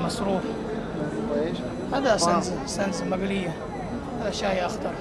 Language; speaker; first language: Arabic; non-native, learner; Chinese